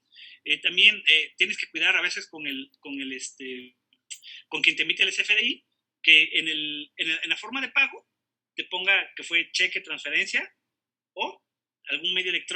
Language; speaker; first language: Spanish; native; Spanish